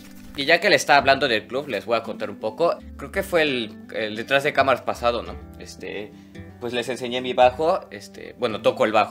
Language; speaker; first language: Spanish; early bilingual, other home language; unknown